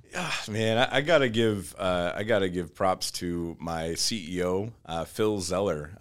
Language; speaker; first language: English; native; English